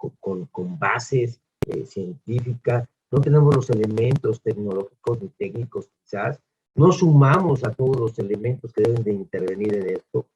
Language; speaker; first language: Spanish; native; Spanish